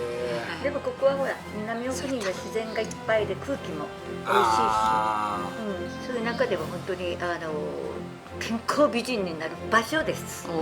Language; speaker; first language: Japanese; native; Japanese